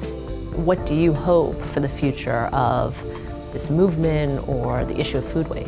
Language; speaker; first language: English; native; English